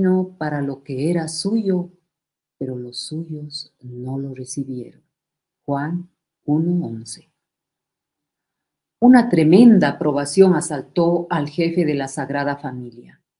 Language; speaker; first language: Spanish; native; Spanish